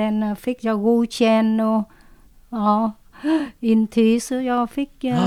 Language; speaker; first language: Swedish; non-native, learner; Vietnamese